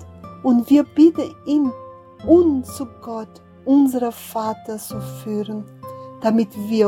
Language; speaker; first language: German; non-native, fluent; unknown